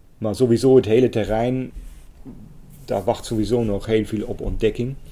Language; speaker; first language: Dutch; non-native, fluent; German